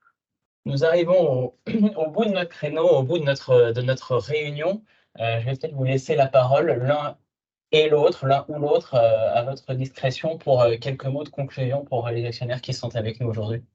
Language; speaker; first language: French; native; French